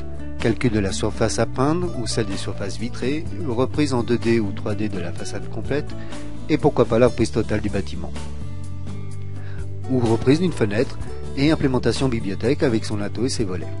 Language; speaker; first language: French; native; French